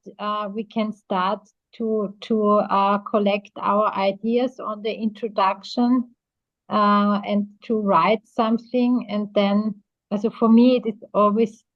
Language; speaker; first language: English; non-native, fluent; German